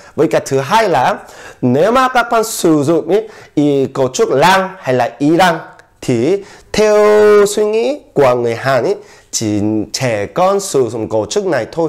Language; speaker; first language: Vietnamese; non-native, fluent; Korean